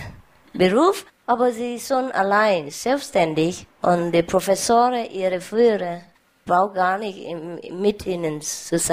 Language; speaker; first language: German; non-native, learner; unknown